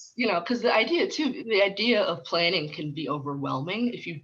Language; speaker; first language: English; native; English